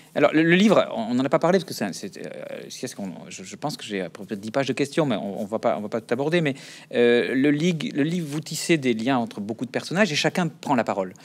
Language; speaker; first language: French; native; French